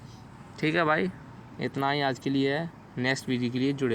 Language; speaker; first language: Hindi; native; Hindi